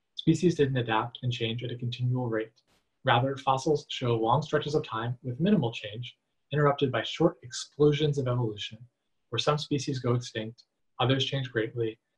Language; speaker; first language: English; native; English